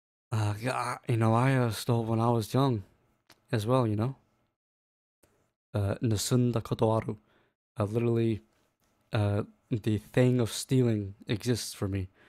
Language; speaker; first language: English; native; English